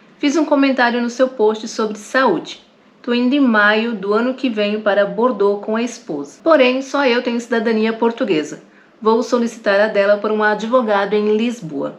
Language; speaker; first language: Portuguese; native; Portuguese